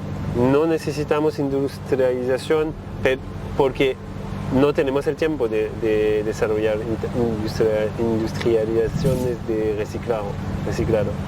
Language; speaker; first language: Spanish; non-native, learner; French